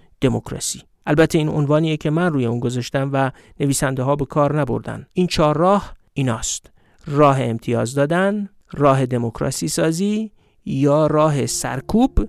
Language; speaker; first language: Persian; native; Persian